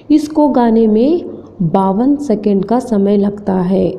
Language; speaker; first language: Hindi; non-native, local second language; Kannada